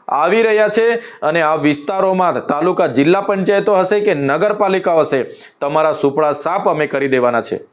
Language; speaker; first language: Gujarati; non-native, local second language; Vasavi